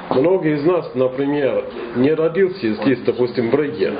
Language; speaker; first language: Russian; non-native, fluent; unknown